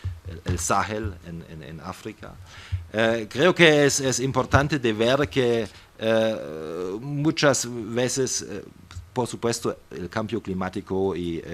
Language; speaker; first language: Spanish; non-native, fluent; German